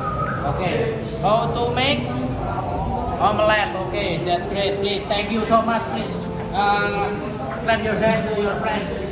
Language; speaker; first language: English; non-native, learner; Indonesian